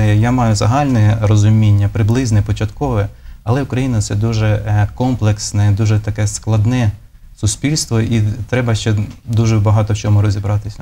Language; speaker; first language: Ukrainian; native; Ukrainian